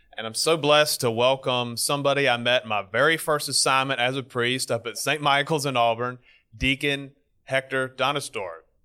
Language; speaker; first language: English; native; English